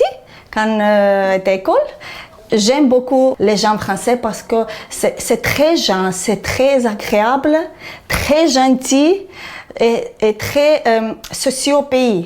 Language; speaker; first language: French; non-native, learner; Armenian